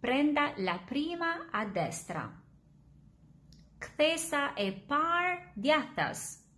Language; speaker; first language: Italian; non-native, fluent; Albanian